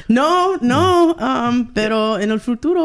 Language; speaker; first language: Spanish; early bilingual, heritage; Spanish